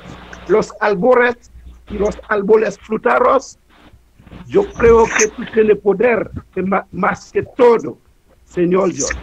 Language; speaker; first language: Spanish; non-native, learner; Haitian Creole